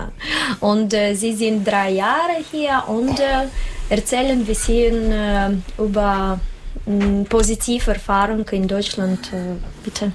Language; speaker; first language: German; non-native, learner; Russian